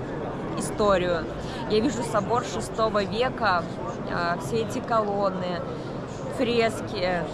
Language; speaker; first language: Russian; native; Russian